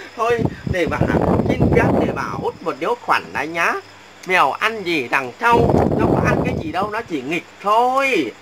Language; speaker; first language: Vietnamese; non-native, local second language; Muong